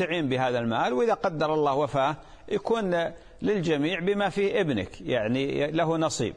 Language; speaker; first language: Arabic; native; Arabic